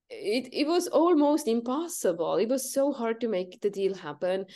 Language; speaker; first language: English; non-native, fluent; Estonian